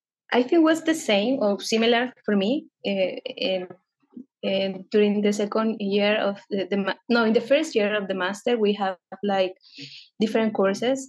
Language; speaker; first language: English; non-native, fluent; Spanish